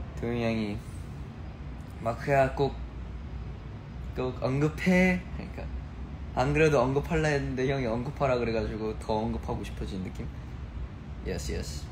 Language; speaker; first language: Korean; early bilingual, heritage; Korean